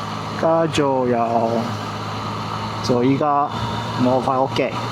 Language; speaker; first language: Chinese; non-native, learner; Japanese